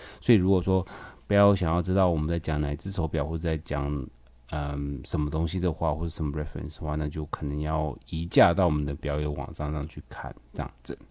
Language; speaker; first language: Chinese; native; Chinese